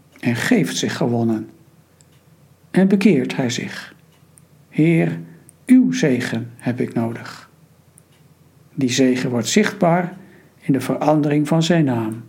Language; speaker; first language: Dutch; native; Dutch